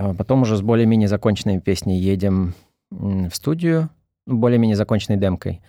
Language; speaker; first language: Russian; native; Russian